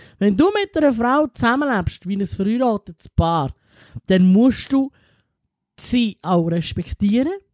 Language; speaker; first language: German; early bilingual, other home language; Italian